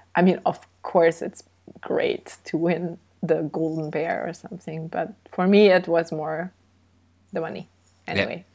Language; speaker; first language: English; early bilingual, other home language; Hungarian